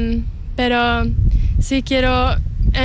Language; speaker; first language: Spanish; early bilingual, heritage; Spanish